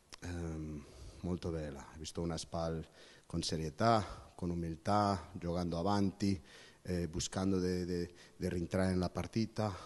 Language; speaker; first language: Italian; non-native, fluent; Spanish